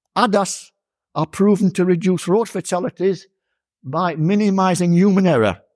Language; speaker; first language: English; native; English